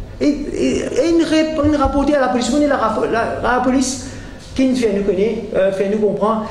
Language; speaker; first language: French; non-native, local second language; Morisyen